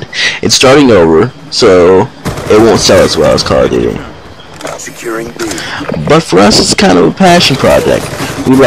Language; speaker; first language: English; native; English